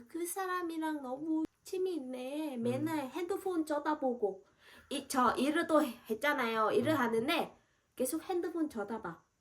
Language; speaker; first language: Korean; non-native, learner; Vietnamese